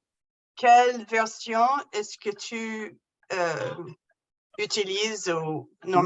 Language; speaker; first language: French; non-native, learner; English